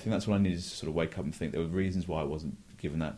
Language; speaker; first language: English; native; English